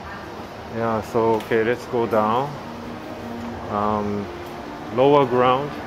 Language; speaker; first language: English; non-native, fluent; Japanese